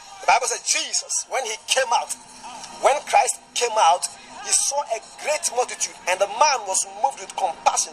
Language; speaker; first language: English; non-native, local second language; Akan